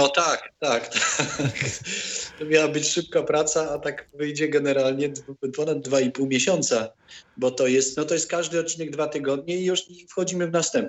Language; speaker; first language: Polish; native; Polish